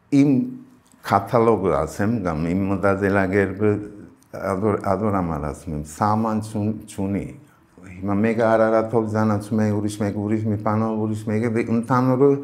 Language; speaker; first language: Armenian; early bilingual, heritage; Armenian